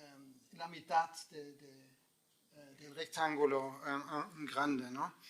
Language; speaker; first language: Spanish; non-native, fluent; German